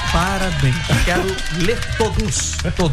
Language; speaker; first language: Portuguese; native; Portuguese